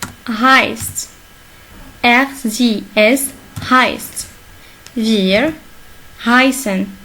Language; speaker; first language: German; non-native, learner; Arabic